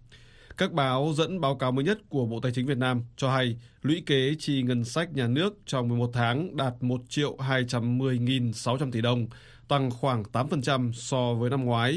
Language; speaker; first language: Vietnamese; native; Vietnamese